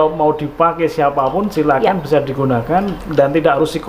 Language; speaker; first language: Indonesian; native; Indonesian